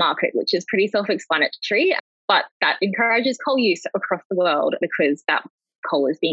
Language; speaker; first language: English; native; English